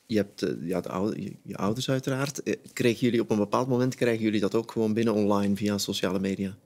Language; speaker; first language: Dutch; native; Dutch